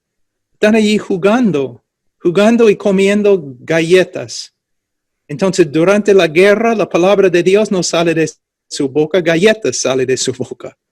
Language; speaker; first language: Spanish; non-native, fluent; English